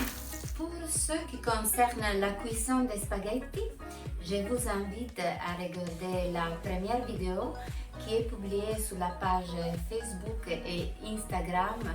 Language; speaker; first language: French; non-native, fluent; Italian